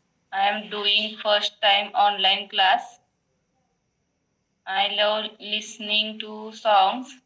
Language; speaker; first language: English; non-native, learner; Marathi